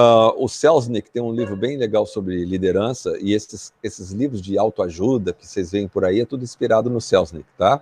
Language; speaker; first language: Portuguese; native; Portuguese